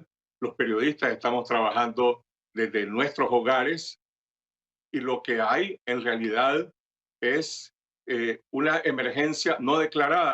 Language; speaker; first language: Spanish; native; Spanish